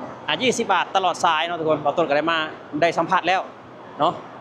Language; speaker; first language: Thai; non-native, local second language; Lao